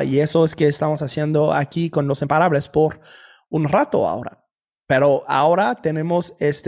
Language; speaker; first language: Spanish; non-native, fluent; French